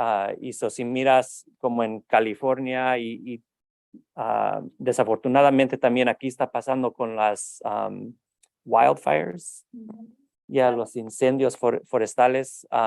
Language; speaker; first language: Spanish; early bilingual, heritage; Spanish